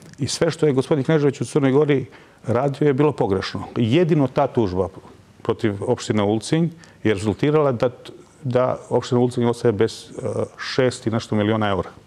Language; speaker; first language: Serbian; non-native, local second language; Albanian